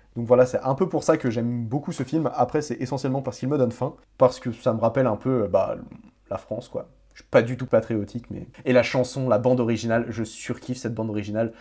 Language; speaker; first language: French; native; French